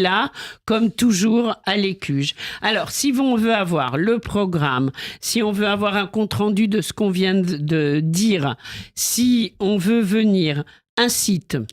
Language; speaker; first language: French; native; French